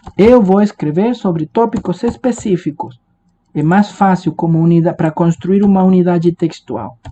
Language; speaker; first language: Portuguese; non-native, fluent; Spanish